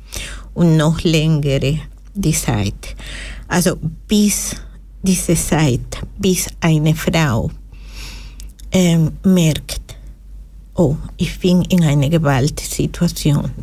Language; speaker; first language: German; non-native, learner; Spanish